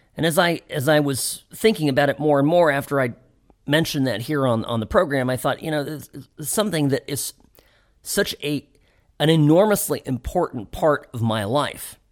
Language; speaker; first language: English; native; English